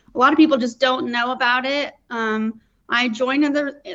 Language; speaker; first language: English; native; English